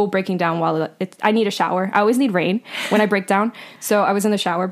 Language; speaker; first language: English; early bilingual, other home language; Spanish